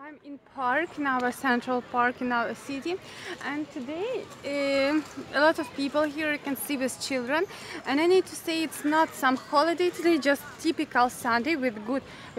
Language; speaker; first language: English; non-native, fluent; Ukrainian